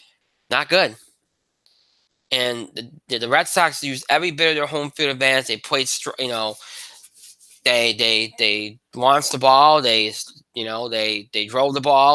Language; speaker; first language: English; native; English